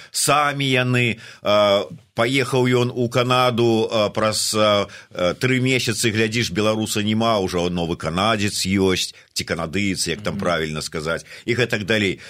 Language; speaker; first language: Belarusian; native; Belarusian